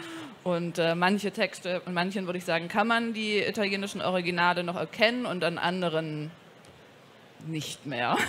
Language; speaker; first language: German; native; German